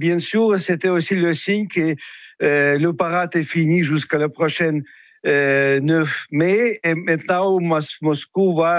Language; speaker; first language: French; non-native, fluent; Russian